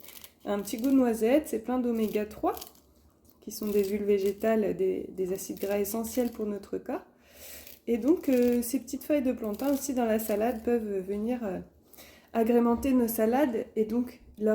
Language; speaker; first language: French; native; French